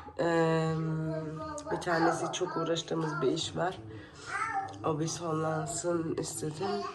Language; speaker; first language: Turkish; early bilingual, heritage; Turkish